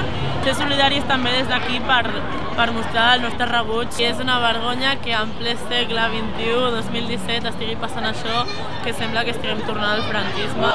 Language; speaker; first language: Catalan; native; Catalan